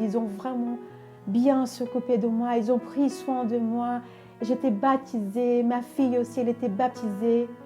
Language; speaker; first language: French; non-native, fluent; Portuguese